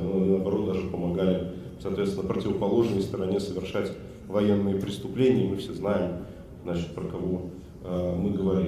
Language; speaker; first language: Russian; native; Russian